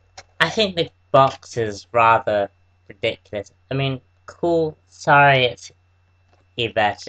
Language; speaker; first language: English; native; English